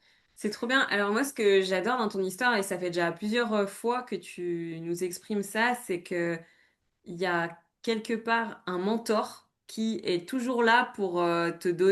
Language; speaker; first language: French; native; French